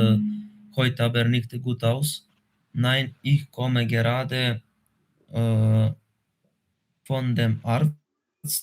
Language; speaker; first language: German; non-native, learner; Macedonian